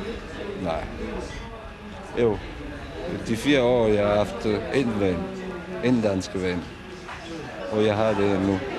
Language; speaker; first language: Danish; non-native, learner; Italian